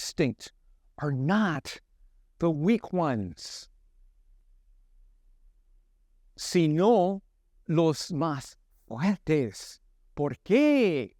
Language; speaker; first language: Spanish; non-native, learner; English